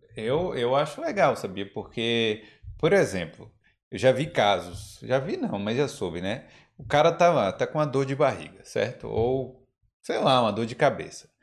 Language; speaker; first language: Portuguese; native; Portuguese